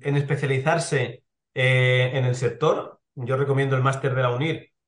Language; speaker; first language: Spanish; native; Spanish